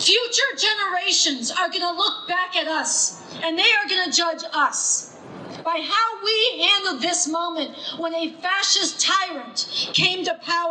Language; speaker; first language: English; native; English